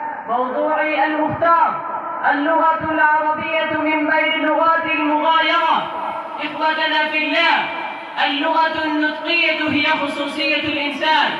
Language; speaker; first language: Arabic; non-native, learner; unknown